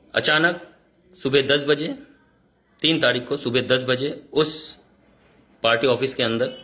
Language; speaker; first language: Hindi; non-native, local second language; Bangla